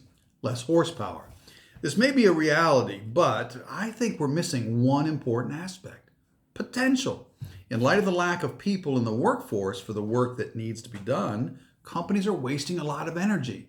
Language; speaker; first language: English; native; English